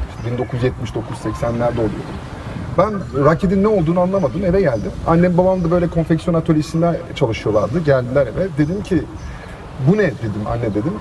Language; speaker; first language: Turkish; native; Turkish